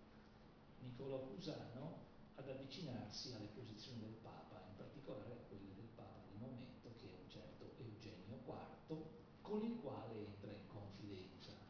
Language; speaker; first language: Italian; native; Italian